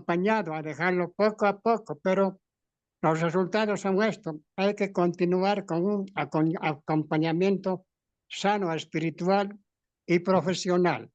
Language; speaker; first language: Spanish; native; Spanish